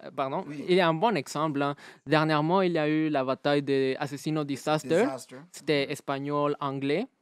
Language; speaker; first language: French; non-native, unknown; Spanish